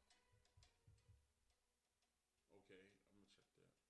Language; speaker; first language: English; native; English